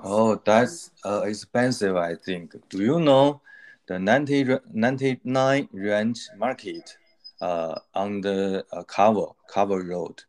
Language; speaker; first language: English; non-native, learner; Chinese